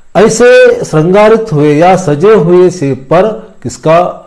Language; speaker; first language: Hindi; non-native, local second language; Kannada